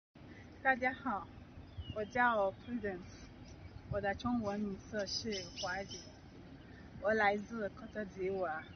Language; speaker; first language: Chinese; non-native, learner; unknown